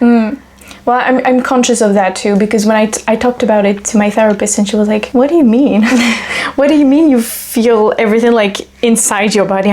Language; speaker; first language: English; non-native, fluent; French